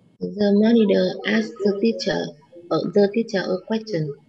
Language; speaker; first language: English; non-native, learner; Vietnamese